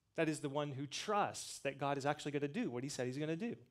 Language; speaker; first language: English; native; English